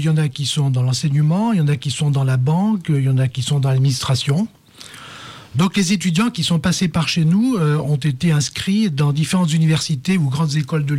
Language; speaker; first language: French; native; French